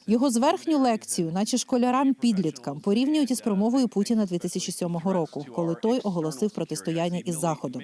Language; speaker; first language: Ukrainian; native; Ukrainian